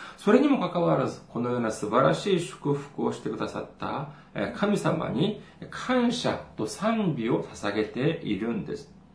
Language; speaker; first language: Japanese; non-native, fluent; Korean